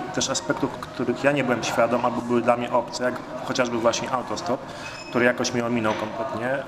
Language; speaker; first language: Polish; native; Polish